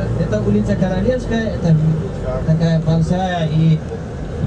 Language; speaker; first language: Russian; non-native, learner; Nepali